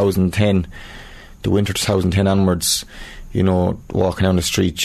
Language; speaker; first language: English; native; English